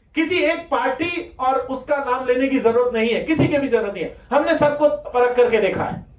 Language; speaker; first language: Hindi; non-native, local second language; Rajasthani